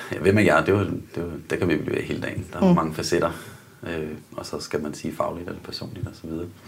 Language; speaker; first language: Danish; native; Danish